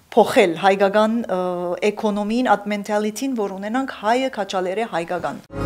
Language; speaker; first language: Armenian; early bilingual, heritage; Armenian